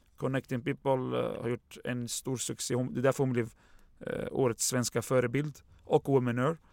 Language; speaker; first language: Swedish; early bilingual, other home language; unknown